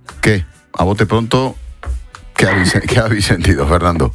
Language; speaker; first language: Spanish; native; Spanish